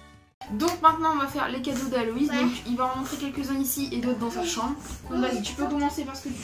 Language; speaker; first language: French; native; French